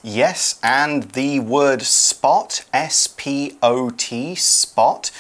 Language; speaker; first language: English; native; English